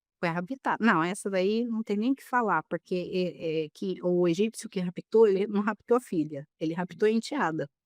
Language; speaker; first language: Portuguese; native; Portuguese